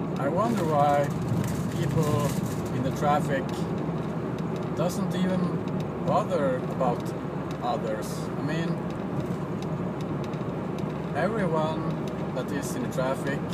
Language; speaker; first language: English; non-native, fluent; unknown